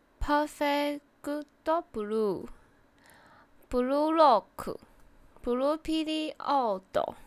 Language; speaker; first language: Japanese; non-native, learner; Chinese